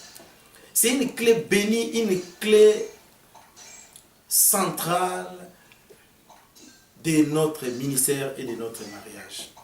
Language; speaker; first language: French; non-native, local second language; Lingala